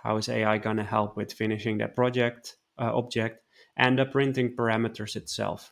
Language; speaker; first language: English; non-native, fluent; Dutch